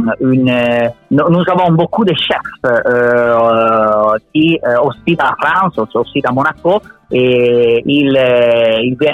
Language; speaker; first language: French; non-native, learner; Italian